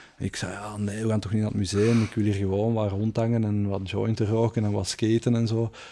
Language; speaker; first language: Dutch; native; Dutch